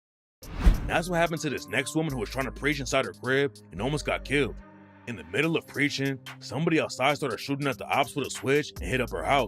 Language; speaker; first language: English; native; English